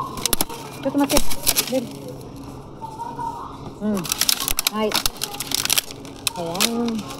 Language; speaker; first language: Japanese; non-native, learner; Filipino